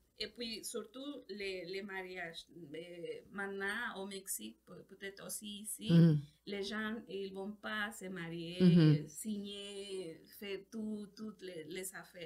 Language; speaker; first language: French; non-native, learner; Spanish